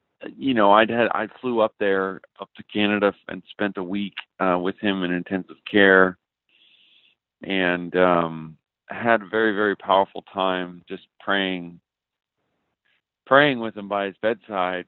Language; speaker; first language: English; native; English